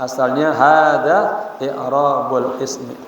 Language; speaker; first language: Arabic; non-native, fluent; Indonesian